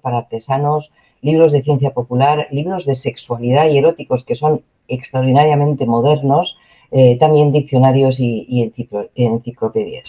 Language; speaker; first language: Spanish; native; Spanish